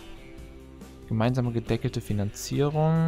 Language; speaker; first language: German; native; German